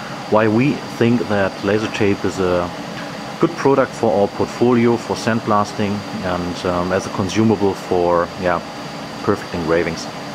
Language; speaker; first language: English; non-native, fluent; German